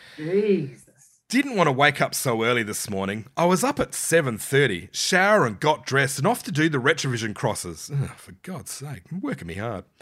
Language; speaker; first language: English; native; English